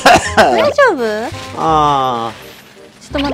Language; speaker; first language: Japanese; native; Japanese